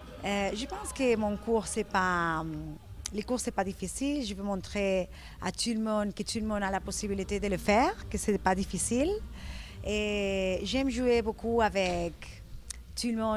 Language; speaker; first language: French; non-native, learner; Spanish